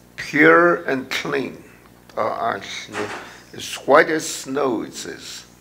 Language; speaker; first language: English; non-native, local second language; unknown